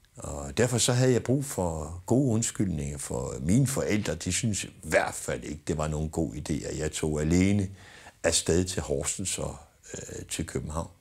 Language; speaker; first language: Danish; native; Danish